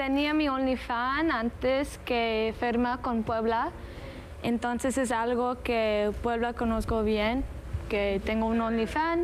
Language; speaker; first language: Spanish; early bilingual, heritage; English